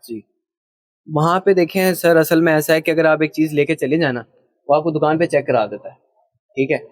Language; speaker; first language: Urdu; early bilingual, heritage; Urdu